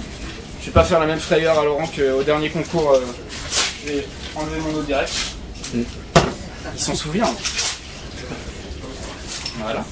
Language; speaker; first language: French; non-native, fluent; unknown